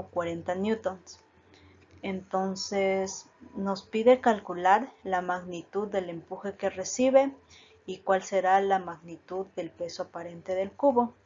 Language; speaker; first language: Spanish; native; Spanish